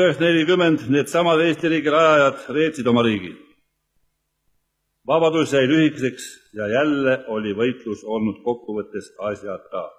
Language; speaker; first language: Estonian; native; Estonian